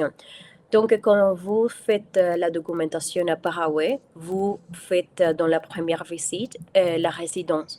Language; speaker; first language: French; non-native, fluent; Spanish